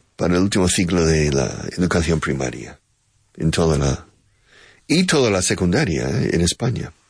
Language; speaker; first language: Spanish; non-native, fluent; English